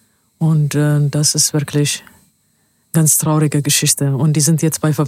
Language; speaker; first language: German; non-native, fluent; Amharic